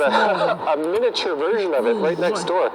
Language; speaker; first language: English; native; English